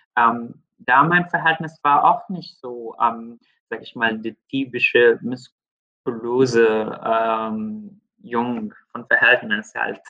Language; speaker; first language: German; non-native, fluent; Arabic